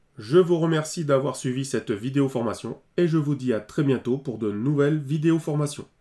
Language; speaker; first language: French; native; French